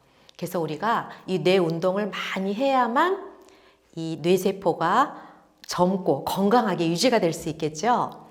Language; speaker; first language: Korean; native; Korean